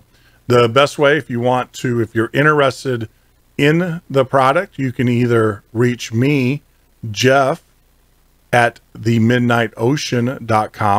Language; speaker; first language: English; native; English